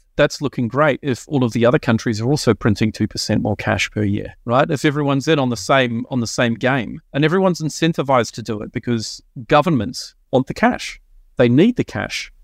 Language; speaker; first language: English; native; English